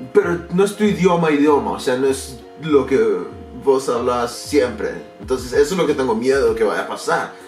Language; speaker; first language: Spanish; non-native, learner; English